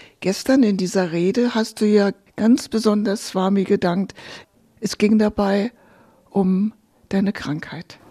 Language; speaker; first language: German; native; German